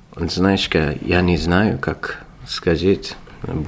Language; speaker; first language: Russian; non-native, learner; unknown